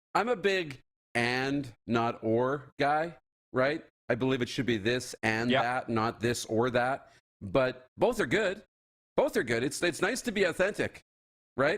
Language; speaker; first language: English; native; English